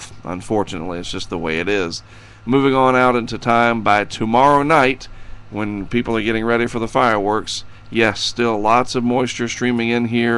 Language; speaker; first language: English; native; English